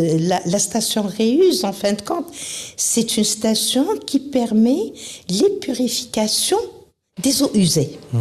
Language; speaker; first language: French; non-native, local second language; Arabic